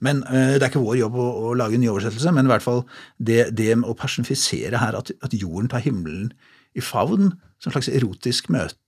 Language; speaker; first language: Norwegian; native; Norwegian